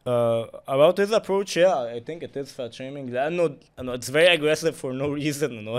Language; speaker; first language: English; non-native, local second language; Arabic